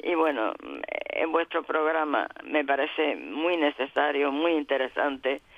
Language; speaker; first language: Spanish; native; Spanish